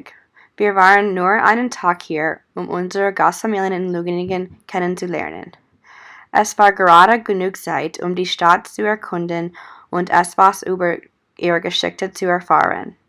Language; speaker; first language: German; non-native, learner; English